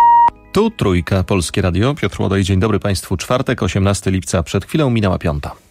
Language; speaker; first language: Polish; native; Polish